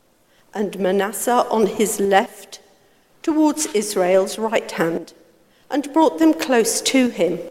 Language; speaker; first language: English; native; English